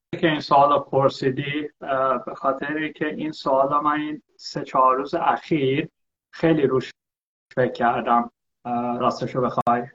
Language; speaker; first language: Persian; early bilingual, heritage; Persian